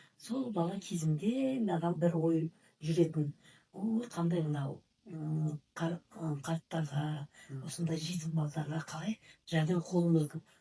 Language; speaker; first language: Kazakh; non-native, local second language; Uzbek